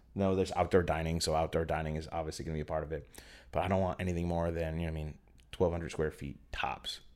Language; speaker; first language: English; native; English